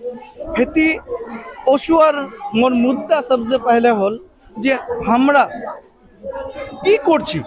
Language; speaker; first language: Bangla; non-native, local second language; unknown